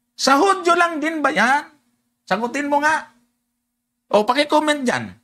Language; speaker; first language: Filipino; non-native, local second language; Cebuano